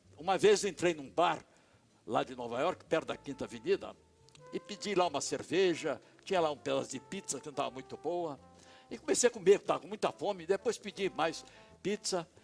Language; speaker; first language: Portuguese; native; Portuguese